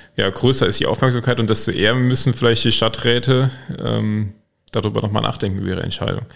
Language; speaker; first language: German; native; German